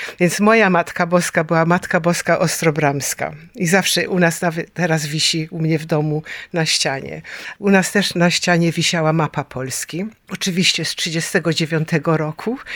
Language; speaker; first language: Polish; early bilingual, heritage; Polish